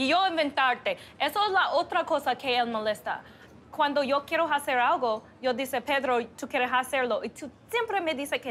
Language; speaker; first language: Spanish; non-native, learner; English